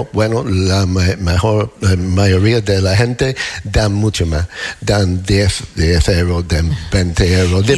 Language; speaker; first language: Spanish; non-native, learner; English